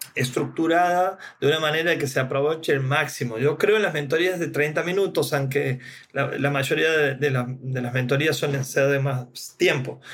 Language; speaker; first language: Spanish; native; Spanish